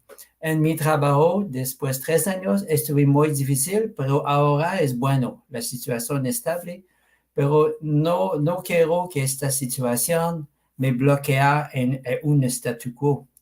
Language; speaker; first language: Spanish; non-native, fluent; French